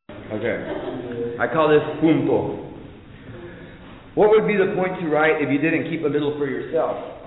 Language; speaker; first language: English; early bilingual, other home language; Spanish